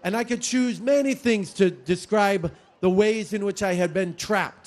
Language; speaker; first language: English; native; English